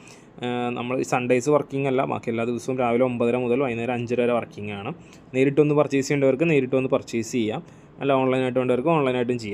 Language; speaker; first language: Malayalam; native; Malayalam